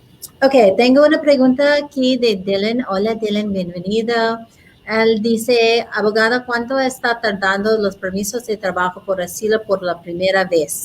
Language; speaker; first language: Spanish; non-native, learner; English